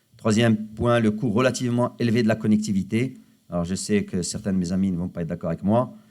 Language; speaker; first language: French; non-native, local second language; Arabic